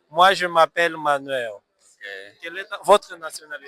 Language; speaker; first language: French; non-native, fluent; Portuguese